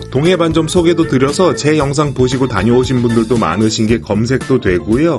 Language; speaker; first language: Korean; native; Korean